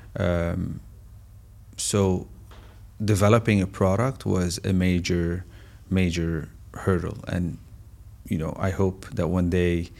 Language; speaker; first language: English; non-native, fluent; Arabic